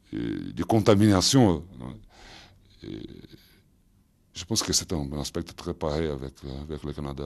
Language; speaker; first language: French; non-native, fluent; Portuguese